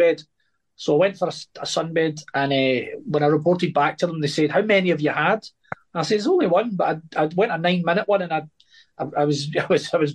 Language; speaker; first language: English; native; English